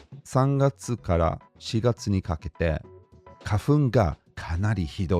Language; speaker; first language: Japanese; non-native, fluent; English